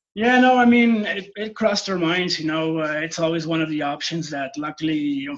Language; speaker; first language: English; non-native, fluent; Dutch